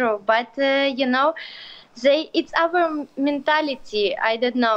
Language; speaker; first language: English; non-native, learner; Ukrainian